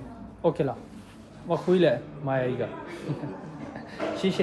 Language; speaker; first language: Chinese; non-native, learner; Urdu